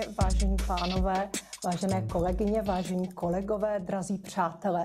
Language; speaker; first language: Czech; native; Czech